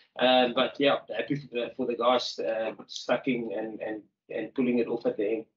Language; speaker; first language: English; non-native, local second language; Afrikaans